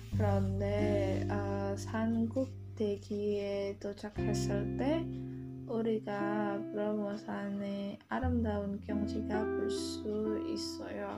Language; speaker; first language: Korean; non-native, learner; Indonesian